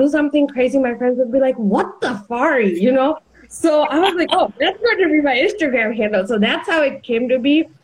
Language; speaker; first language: English; non-native, local second language; Bangla